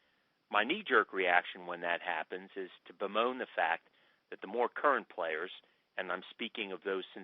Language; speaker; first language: English; native; English